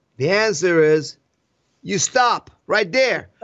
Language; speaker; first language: English; non-native, fluent; Persian